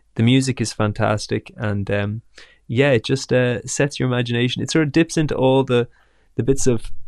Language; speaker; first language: English; native; English